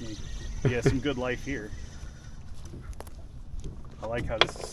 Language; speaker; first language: English; native; English